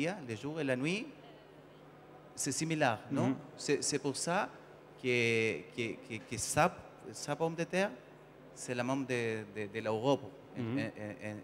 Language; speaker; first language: French; non-native, learner; Spanish